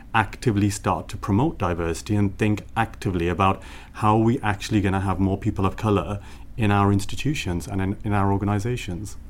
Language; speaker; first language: English; native; English